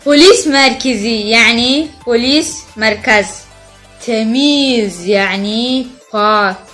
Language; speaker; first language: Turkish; non-native, learner; Pashto